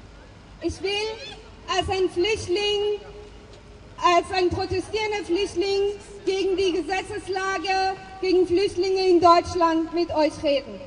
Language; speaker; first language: German; non-native, fluent; Persian